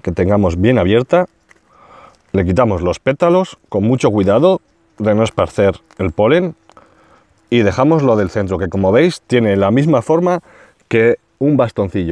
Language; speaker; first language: Spanish; native; Spanish